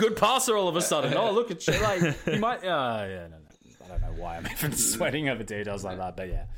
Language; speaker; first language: English; native; English